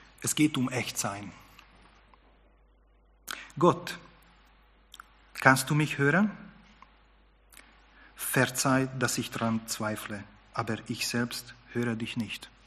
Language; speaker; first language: German; non-native, fluent; Hungarian